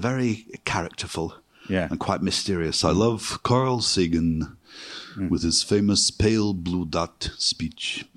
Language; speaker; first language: English; native; English